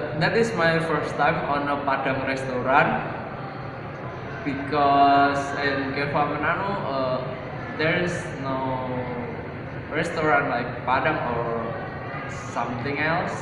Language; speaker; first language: English; non-native, learner; Indonesian